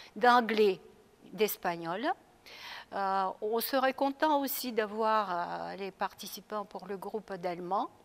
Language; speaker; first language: French; non-native, fluent; Russian